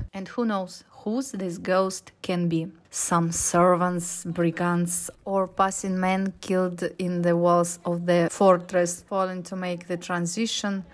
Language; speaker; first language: English; non-native, learner; Russian